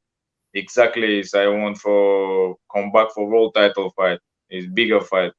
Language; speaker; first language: English; non-native, learner; Russian